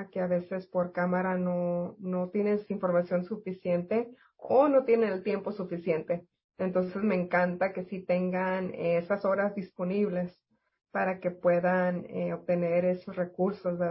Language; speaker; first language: Spanish; native; Spanish